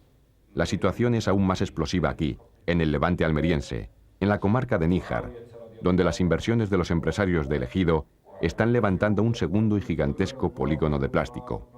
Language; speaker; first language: Spanish; native; Spanish